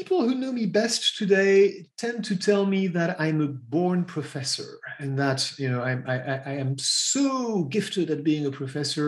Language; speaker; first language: English; non-native, fluent; French